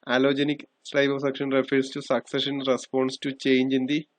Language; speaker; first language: English; non-native, local second language; Malayalam